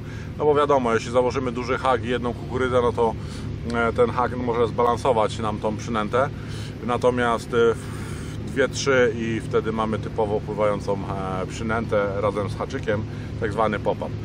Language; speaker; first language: Polish; native; Polish